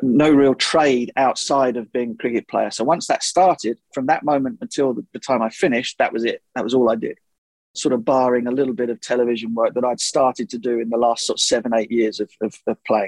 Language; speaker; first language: English; native; English